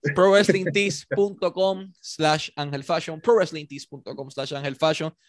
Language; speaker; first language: Spanish; native; Spanish